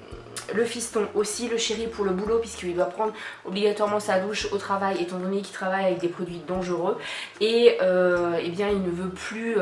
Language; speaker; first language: French; native; French